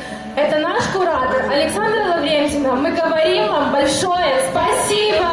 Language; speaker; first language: Russian; native; Russian